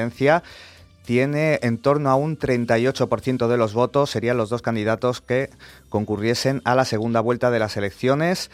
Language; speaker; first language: Spanish; native; Spanish